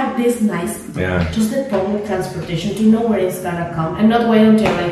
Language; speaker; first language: English; non-native, fluent; Spanish